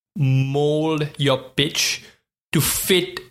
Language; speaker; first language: English; non-native, local second language; Hindi